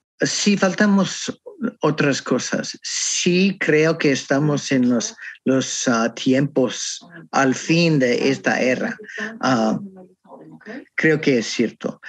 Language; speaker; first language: Spanish; non-native, learner; English